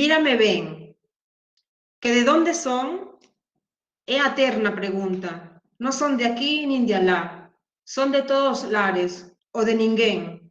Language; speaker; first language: Galician; non-native, learner; Spanish